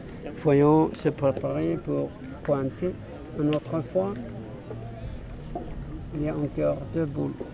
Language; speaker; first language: French; non-native, learner; English